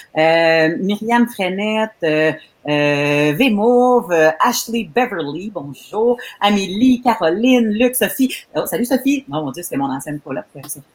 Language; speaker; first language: French; native; French